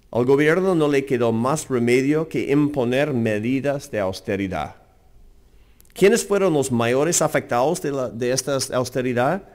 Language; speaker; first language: Spanish; non-native, fluent; English